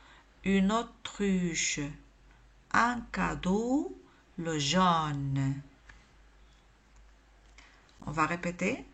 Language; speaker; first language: French; non-native, local second language; Arabic